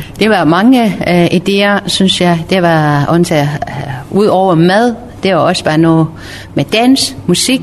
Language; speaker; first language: Danish; non-native, learner; Persian